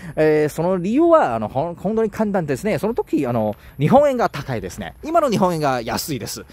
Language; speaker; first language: Japanese; non-native, learner; Chinese